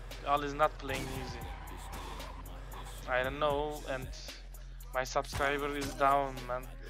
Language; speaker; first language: English; non-native, learner; Turkish